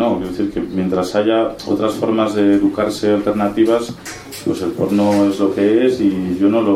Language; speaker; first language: Spanish; native; Spanish